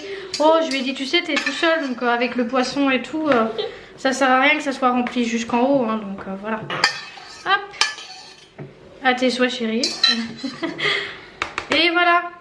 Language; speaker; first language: French; native; French